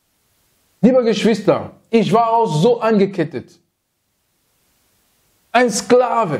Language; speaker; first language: German; non-native, fluent; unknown